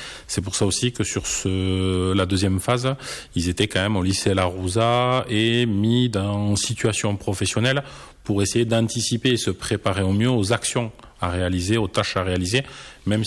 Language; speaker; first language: French; native; French